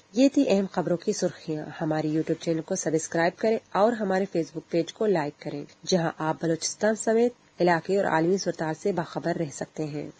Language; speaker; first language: Urdu; non-native, local second language; Baluchi